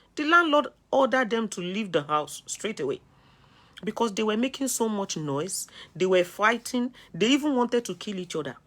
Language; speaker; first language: English; non-native, local second language; Yoruba